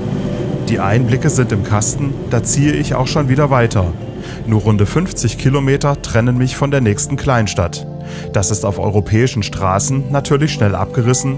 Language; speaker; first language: German; native; German